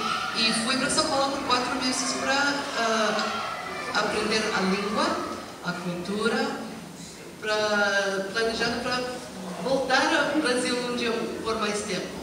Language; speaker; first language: Portuguese; non-native, learner; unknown